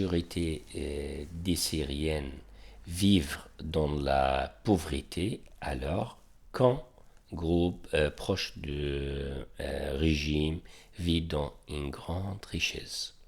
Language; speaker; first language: French; non-native, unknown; Arabic